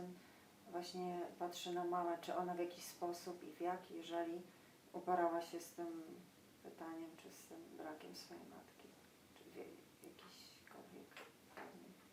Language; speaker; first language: Polish; native; Polish